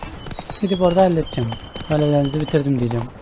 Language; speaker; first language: Turkish; native; Turkish